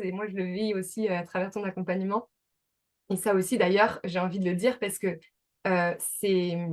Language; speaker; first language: French; native; French